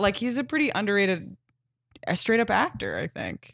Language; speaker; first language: English; native; English